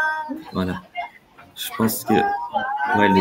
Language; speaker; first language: French; native; French